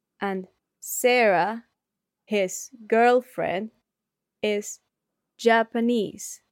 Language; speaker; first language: English; non-native, fluent; Spanish